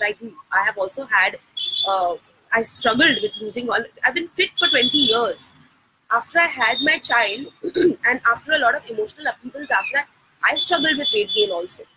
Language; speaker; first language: English; non-native, local second language; Hindi